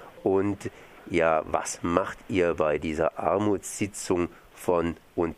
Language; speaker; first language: German; native; German